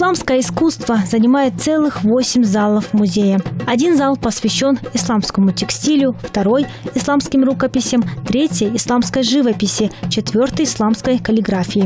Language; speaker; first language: Russian; native; Russian